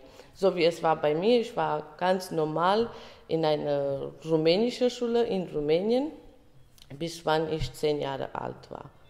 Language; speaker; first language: German; early bilingual, other home language; Romany